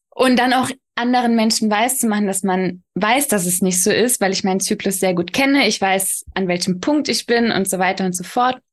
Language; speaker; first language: German; early bilingual, other home language; Polish